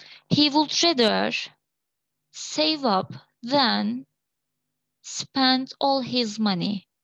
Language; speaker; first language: English; non-native, fluent; Turkish